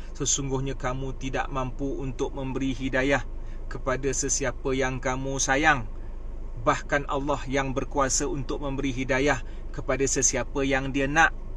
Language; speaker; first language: Malay; native; Malay